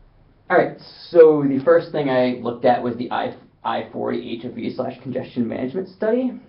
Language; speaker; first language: English; native; English